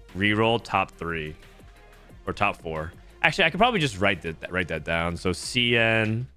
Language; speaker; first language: English; native; English